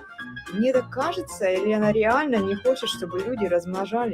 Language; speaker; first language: Russian; native; Russian